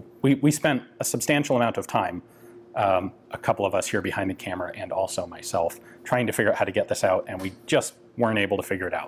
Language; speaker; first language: English; native; English